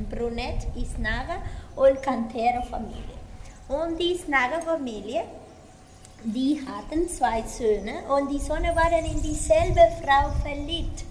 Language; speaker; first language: German; non-native, fluent; Spanish